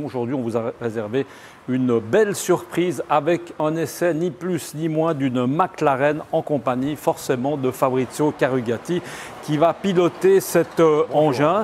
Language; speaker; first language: French; native; French